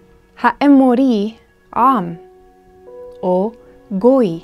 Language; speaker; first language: Hebrew; non-native, fluent; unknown